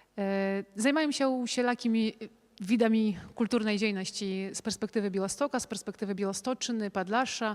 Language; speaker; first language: Polish; non-native, local second language; Belarusian